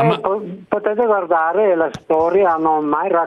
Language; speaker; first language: Italian; non-native, learner; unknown